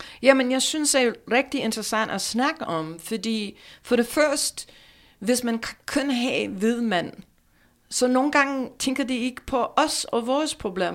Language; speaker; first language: Danish; non-native, fluent; English